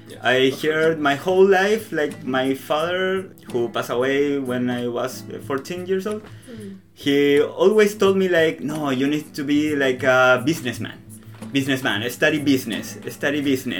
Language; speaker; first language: English; non-native, learner; Spanish